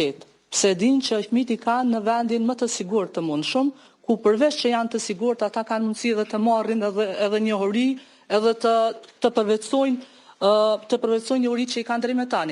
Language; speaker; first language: Albanian; native; Albanian